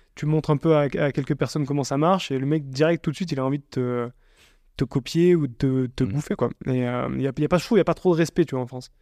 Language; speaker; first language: French; native; French